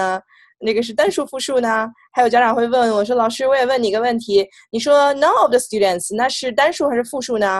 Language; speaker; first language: Chinese; native; Chinese